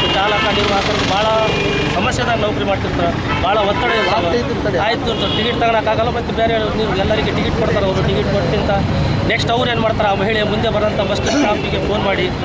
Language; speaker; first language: Kannada; native; Kannada